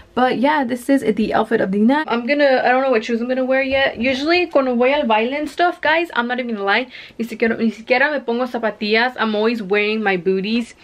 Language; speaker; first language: English; early bilingual, other home language; Spanish